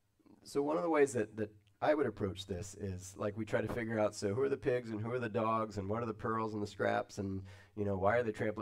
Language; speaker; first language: English; native; English